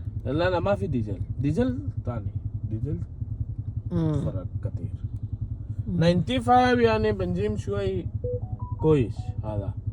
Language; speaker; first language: Arabic; non-native, learner; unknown